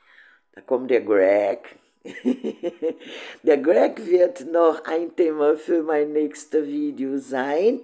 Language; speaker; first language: German; non-native, fluent; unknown